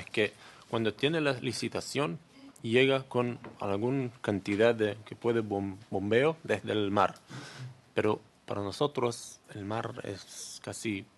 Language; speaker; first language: Spanish; non-native, learner; Hebrew